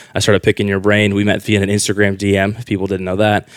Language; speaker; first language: English; native; English